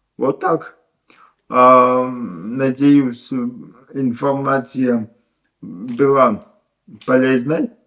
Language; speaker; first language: Russian; non-native, local second language; Latvian